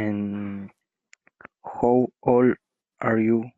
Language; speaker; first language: English; non-native, learner; Spanish